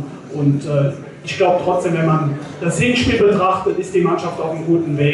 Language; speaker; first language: German; native; German